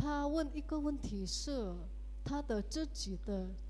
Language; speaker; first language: Chinese; early bilingual, heritage; Indonesian